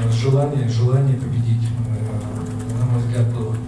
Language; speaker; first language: Russian; native; Russian